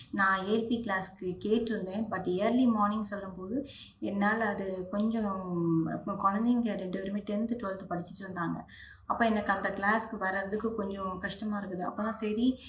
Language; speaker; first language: Tamil; non-native, local second language; Hindi